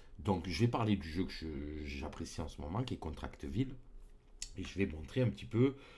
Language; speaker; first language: French; native; French